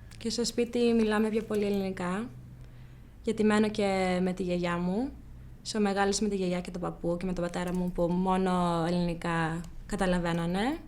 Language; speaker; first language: Greek; early bilingual, heritage; Greek